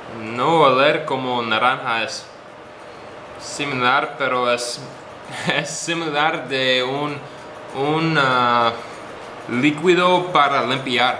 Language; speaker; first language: Spanish; non-native, learner; English